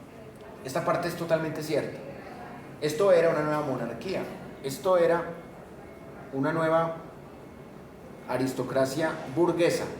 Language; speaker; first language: Spanish; native; Spanish